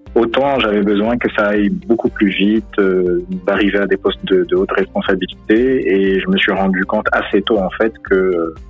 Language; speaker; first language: French; non-native, local second language; Arabic